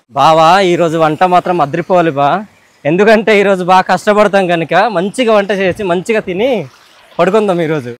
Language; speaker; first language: Telugu; non-native, local second language; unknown